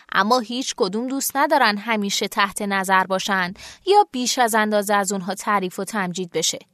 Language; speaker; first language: Persian; native; Persian